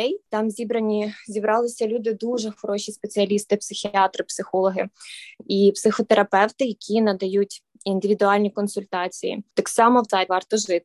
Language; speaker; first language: Ukrainian; native; Ukrainian